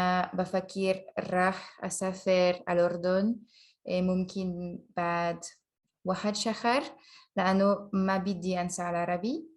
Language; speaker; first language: Arabic; non-native, learner; French